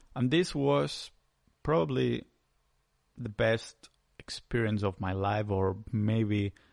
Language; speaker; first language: English; non-native, fluent; Spanish